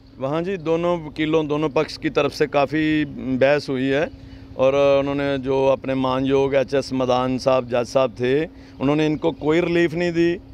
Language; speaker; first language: Hindi; non-native, local second language; Punjabi